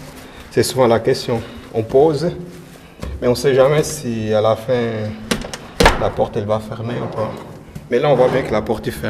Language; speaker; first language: French; non-native, fluent; Portuguese